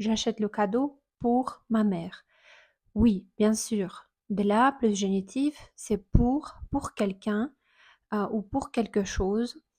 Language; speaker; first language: French; non-native, fluent; Russian